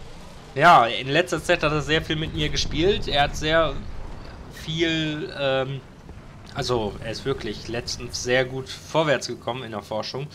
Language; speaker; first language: German; native; German